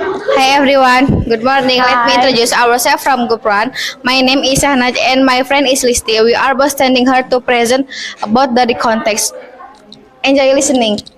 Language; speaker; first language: English; non-native, learner; Indonesian